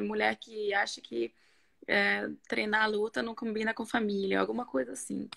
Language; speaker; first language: Portuguese; non-native, fluent; Norwegian